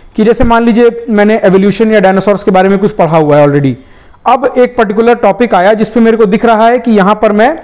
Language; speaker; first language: Hindi; native; Hindi